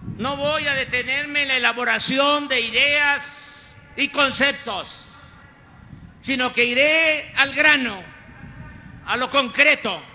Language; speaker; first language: Spanish; native; Spanish